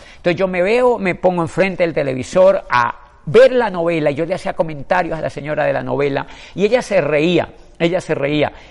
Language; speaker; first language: Spanish; native; Spanish